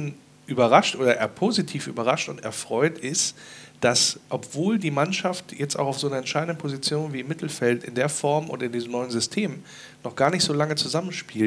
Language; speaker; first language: German; native; German